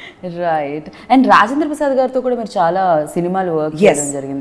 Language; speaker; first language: Telugu; native; Telugu